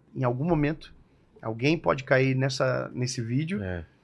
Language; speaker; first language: Portuguese; native; Portuguese